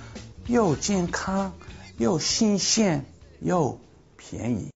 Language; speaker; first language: Chinese; non-native, fluent; English